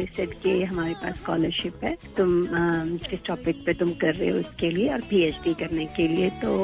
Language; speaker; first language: Hindi; native; Hindi